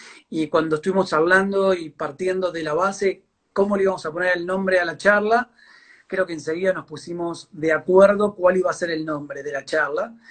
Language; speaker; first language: Spanish; native; Spanish